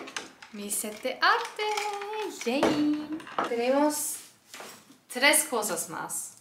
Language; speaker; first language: Spanish; non-native, learner; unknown